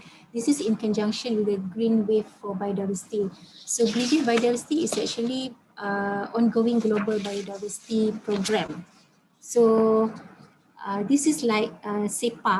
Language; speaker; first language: English; non-native, local second language; Malay